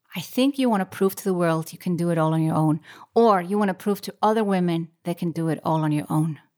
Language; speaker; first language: English; non-native, fluent; Icelandic